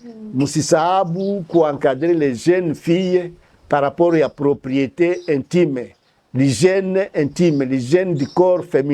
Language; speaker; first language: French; non-native, local second language; Swahili